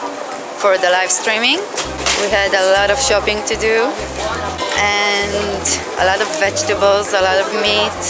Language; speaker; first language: English; non-native, fluent; Hebrew